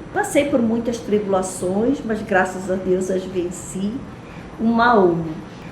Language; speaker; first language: Portuguese; native; Portuguese